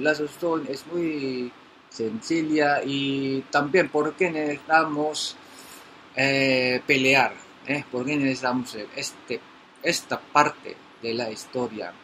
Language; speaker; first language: Spanish; non-native, learner; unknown